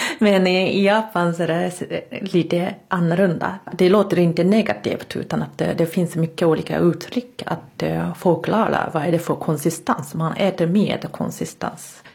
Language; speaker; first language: Swedish; non-native, fluent; Japanese